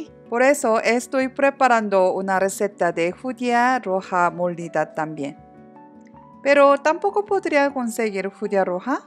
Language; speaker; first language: Spanish; non-native, learner; Korean